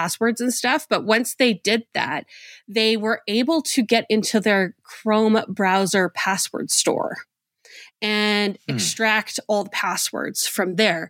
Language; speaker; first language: English; native; English